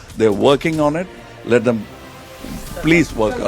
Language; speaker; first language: English; non-native, local second language; Tamil